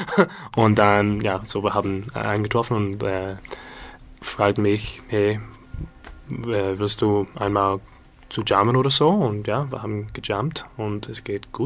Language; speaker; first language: German; non-native, learner; English